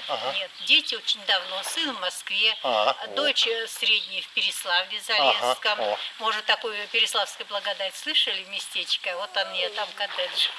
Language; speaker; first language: Russian; native; Russian